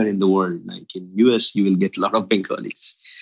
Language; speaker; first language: English; non-native, local second language; Bangla